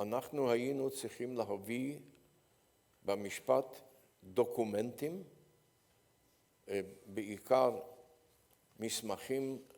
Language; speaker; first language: Hebrew; non-native, fluent; Polish